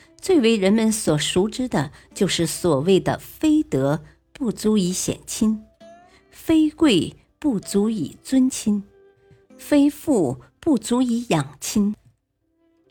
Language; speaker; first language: Chinese; native; Chinese